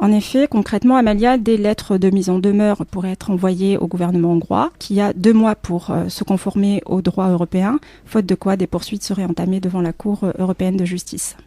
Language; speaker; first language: French; native; French